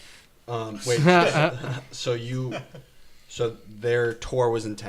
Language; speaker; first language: English; native; English